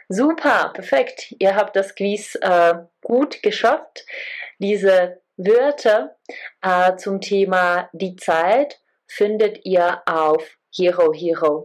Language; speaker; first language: German; non-native, fluent; Czech